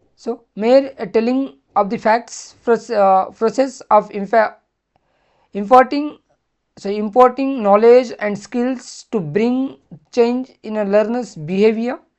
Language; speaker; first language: English; non-native, local second language; Kannada